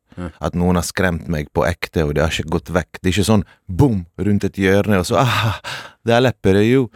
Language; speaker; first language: Norwegian; early bilingual, other home language; Bosnian